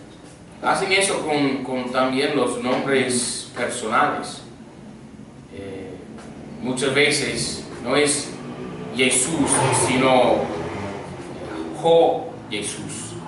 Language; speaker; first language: Spanish; non-native, fluent; English